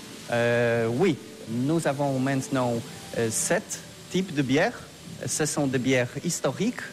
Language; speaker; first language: French; non-native, learner; Polish